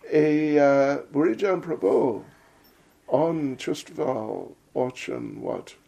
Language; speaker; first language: Russian; non-native, fluent; English